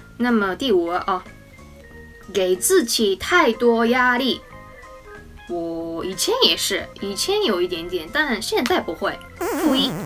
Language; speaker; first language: Chinese; non-native, fluent; Japanese